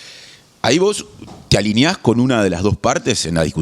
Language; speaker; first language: Spanish; native; Spanish